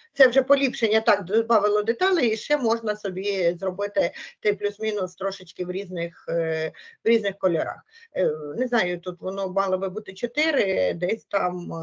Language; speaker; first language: Ukrainian; native; Ukrainian